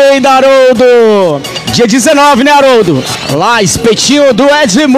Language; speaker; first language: Portuguese; native; Portuguese